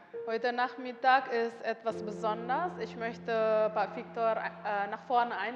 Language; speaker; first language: German; non-native, learner; Indonesian